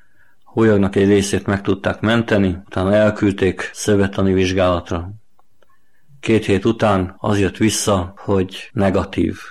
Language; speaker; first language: Hungarian; native; Hungarian